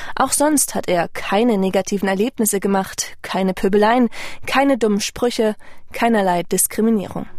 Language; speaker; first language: German; non-native, fluent; Russian